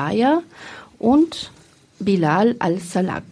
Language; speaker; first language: German; native; German